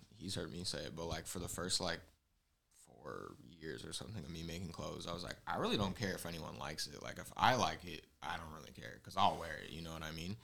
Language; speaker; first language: English; native; English